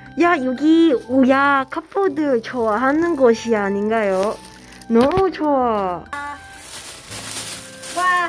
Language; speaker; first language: Korean; non-native, learner; Cantonese